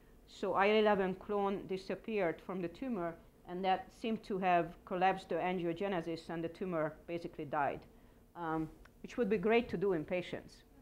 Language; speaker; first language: English; non-native, fluent; Hungarian